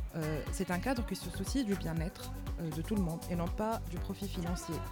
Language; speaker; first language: French; non-native, local second language; Arabic